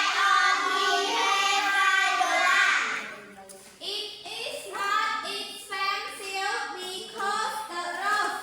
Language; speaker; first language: English; non-native, learner; Khmer